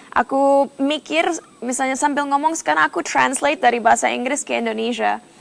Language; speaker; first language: Indonesian; early bilingual, heritage; Indonesian